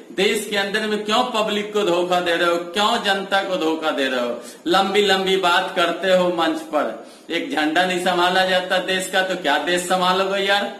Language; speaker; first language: Hindi; native; Hindi